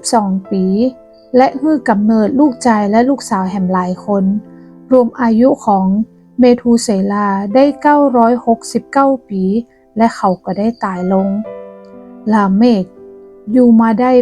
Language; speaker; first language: Thai; non-native, local second language; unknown